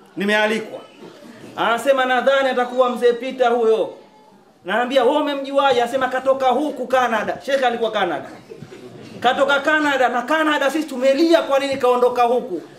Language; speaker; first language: Swahili; native; Swahili